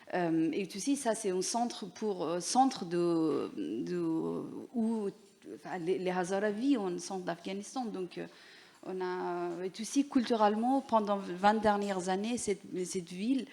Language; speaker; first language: French; non-native, learner; Persian